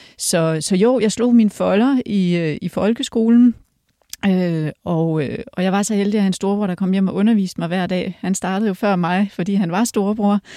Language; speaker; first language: Danish; early bilingual, other home language; Polish